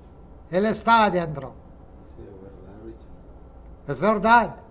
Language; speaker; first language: Spanish; non-native, fluent; English